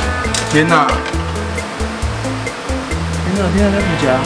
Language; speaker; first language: Chinese; native; Chinese